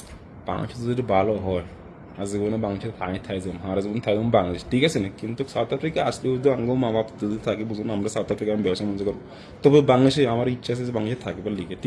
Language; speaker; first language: Bangla; non-native, fluent; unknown